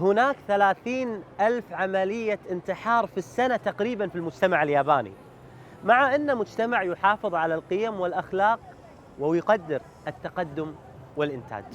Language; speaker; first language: Arabic; native; Arabic